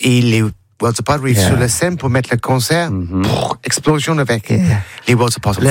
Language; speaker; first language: French; non-native, learner; English